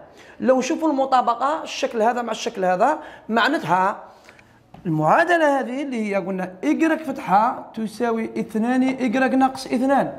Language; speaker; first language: Arabic; native; Arabic